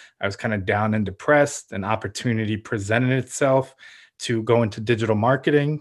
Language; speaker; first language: English; early bilingual, other home language; Ukrainian